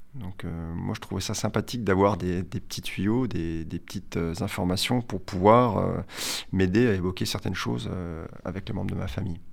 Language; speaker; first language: French; native; French